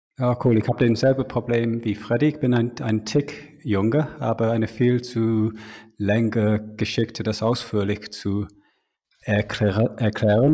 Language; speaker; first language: German; non-native, fluent; English